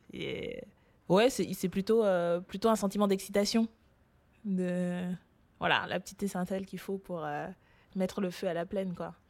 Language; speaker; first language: French; early bilingual, other home language; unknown